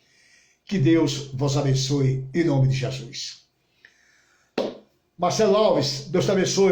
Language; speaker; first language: Portuguese; native; Portuguese